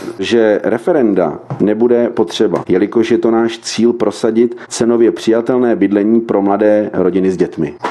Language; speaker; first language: Czech; native; Czech